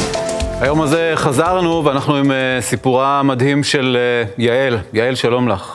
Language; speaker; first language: Hebrew; native; Hebrew